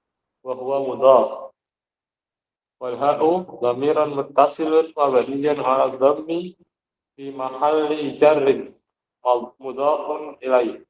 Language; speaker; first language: Arabic; non-native, learner; Indonesian